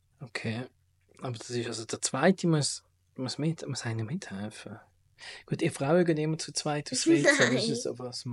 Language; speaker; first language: German; native; German